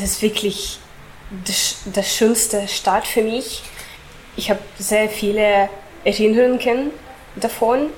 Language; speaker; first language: German; non-native, fluent; Ukrainian